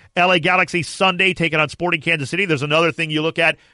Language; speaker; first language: English; native; English